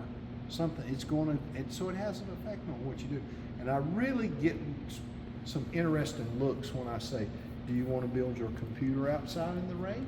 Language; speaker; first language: English; native; English